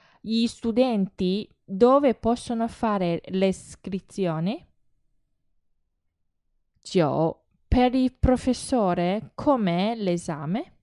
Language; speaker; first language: Italian; non-native, fluent; Chinese